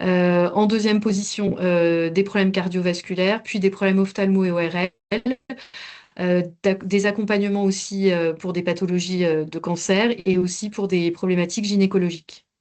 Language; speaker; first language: French; native; French